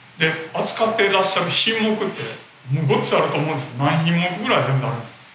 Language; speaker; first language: Japanese; native; Japanese